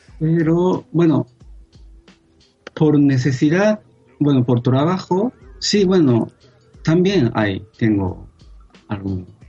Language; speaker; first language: Spanish; non-native, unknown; Japanese